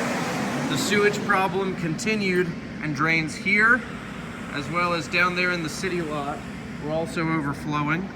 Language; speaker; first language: English; native; English